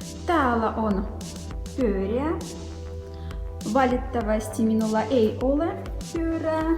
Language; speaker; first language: Finnish; non-native, learner; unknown